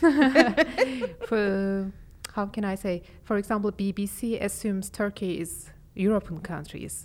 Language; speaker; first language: English; non-native, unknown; Turkish